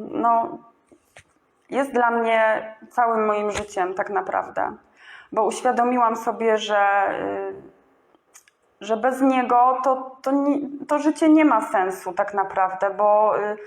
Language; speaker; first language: Polish; native; Polish